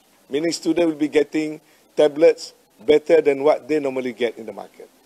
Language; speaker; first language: English; non-native, local second language; Malay